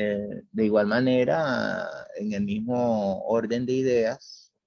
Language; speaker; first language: Spanish; native; Spanish